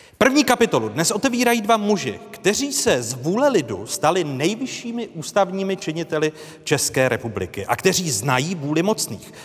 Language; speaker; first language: Czech; native; Czech